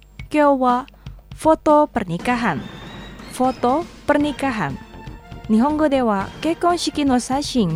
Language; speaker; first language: Japanese; non-native, fluent; Indonesian